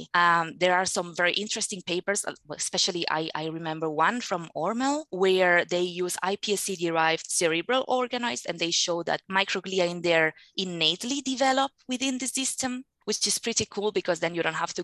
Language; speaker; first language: English; non-native, fluent; Spanish